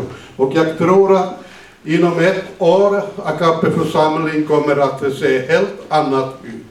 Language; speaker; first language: Swedish; non-native, fluent; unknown